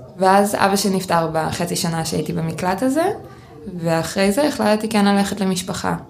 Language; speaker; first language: Hebrew; early bilingual, other home language; Russian